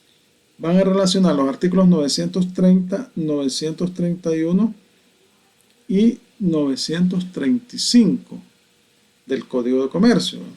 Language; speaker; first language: Spanish; native; Spanish